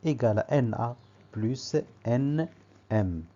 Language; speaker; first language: French; non-native, local second language; Arabic